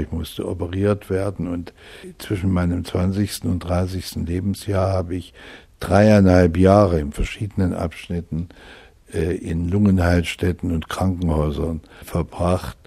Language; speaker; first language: German; native; German